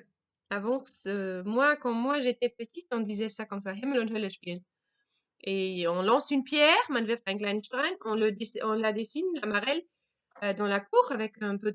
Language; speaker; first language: French; non-native, fluent; German